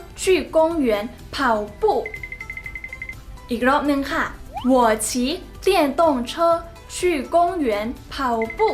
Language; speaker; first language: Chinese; non-native, fluent; Thai